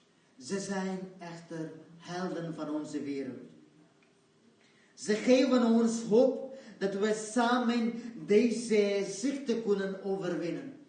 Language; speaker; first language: Dutch; non-native, fluent; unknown